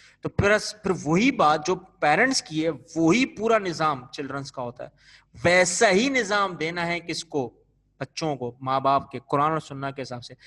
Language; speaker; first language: Urdu; native; Urdu